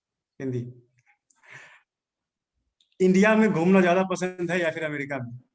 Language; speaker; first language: Hindi; native; Hindi